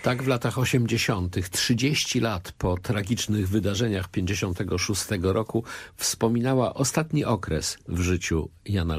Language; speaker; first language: Polish; native; Polish